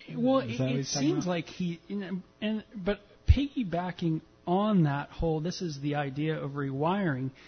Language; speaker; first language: English; native; English